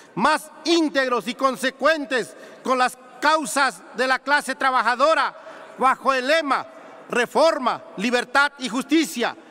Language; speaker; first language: Spanish; native; Spanish